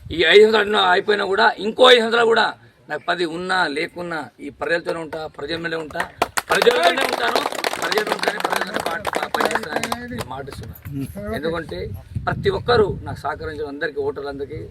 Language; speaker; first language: Telugu; non-native, local second language; Lambadi